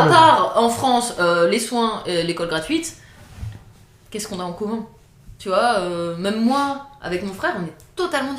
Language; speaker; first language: French; native; French